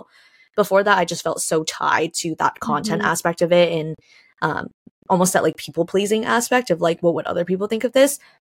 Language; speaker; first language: English; early bilingual, other home language; Chinese